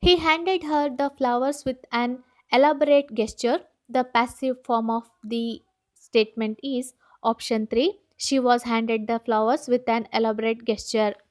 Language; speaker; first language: English; non-native, local second language; Kannada